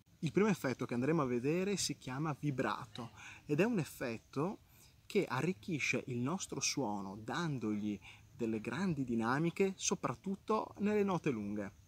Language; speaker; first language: Italian; native; Italian